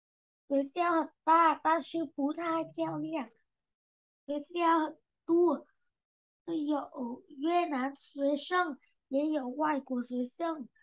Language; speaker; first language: Chinese; non-native, learner; Vietnamese